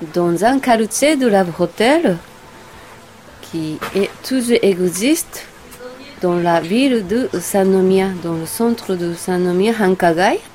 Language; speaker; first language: French; non-native, learner; Japanese